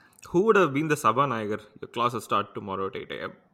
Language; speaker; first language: English; non-native, local second language; Tamil